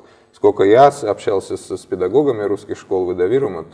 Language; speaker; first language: Russian; native; Russian